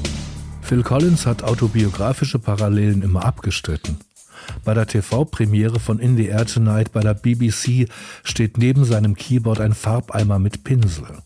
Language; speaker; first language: German; native; German